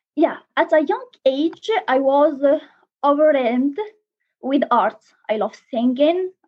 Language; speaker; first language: English; non-native, learner; Arabic